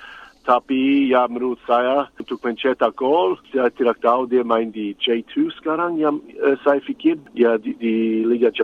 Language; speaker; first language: Indonesian; non-native, fluent; English